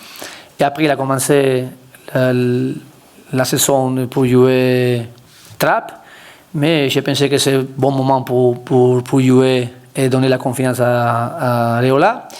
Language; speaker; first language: French; non-native, learner; Spanish